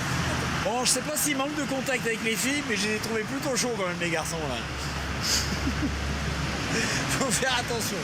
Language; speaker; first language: French; native; French